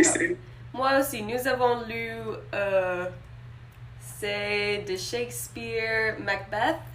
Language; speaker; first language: French; non-native, learner; English